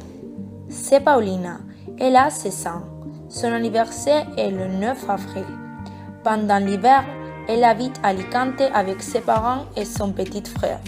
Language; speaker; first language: French; non-native, learner; Spanish